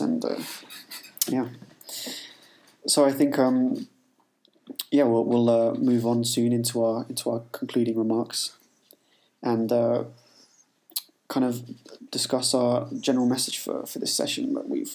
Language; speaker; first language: English; native; English